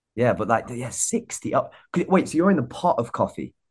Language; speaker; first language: English; native; English